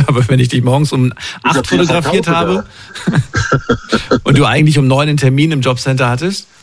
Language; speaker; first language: German; native; German